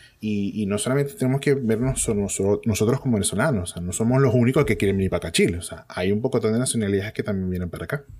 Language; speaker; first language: Spanish; native; Spanish